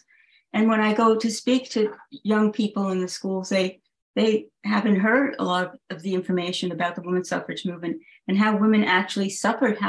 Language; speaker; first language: English; native; English